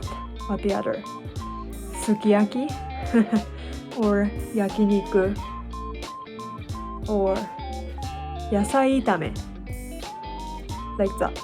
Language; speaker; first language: English; non-native, learner; Japanese